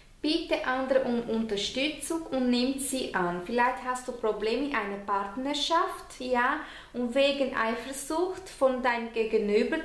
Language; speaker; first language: German; non-native, fluent; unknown